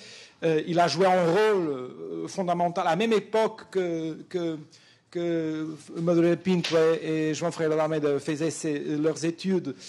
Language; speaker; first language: French; non-native, fluent; Portuguese